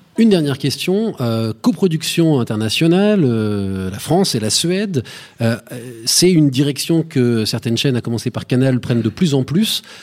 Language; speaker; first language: French; native; French